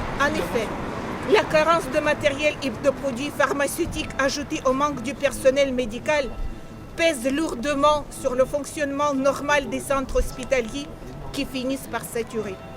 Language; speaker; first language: French; non-native, learner; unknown